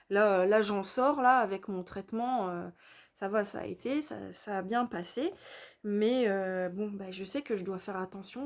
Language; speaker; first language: French; native; French